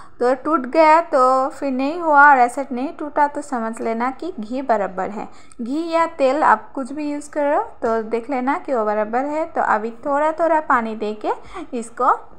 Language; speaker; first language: Hindi; non-native, local second language; Bangla